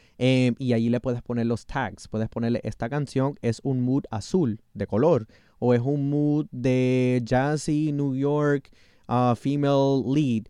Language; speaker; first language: Spanish; early bilingual, heritage; Spanish